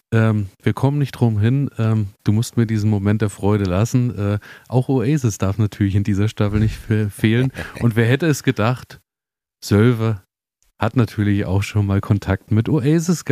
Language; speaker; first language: German; native; German